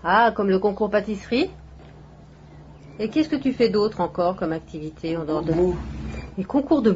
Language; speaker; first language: French; native; French